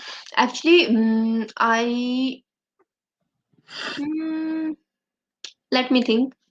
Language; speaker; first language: English; non-native, learner; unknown